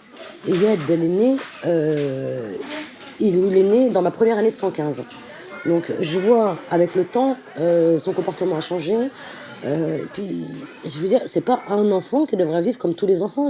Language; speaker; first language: French; native; French